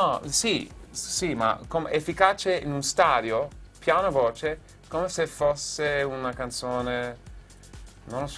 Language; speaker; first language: Italian; non-native, fluent; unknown